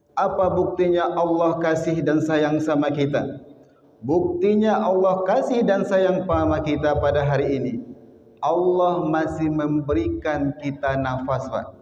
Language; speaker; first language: Malay; non-native, local second language; Minangkabau